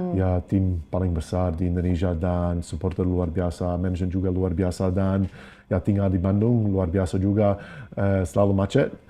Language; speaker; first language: Indonesian; non-native, fluent; English